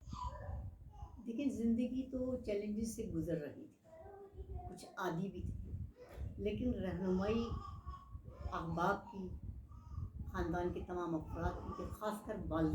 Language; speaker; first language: Urdu; native; Urdu